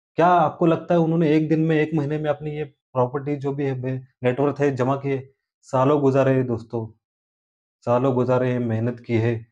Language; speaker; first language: Hindi; non-native, local second language; Marathi